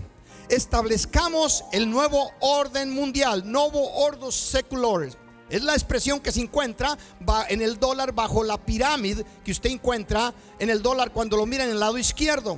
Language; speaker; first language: Spanish; native; Spanish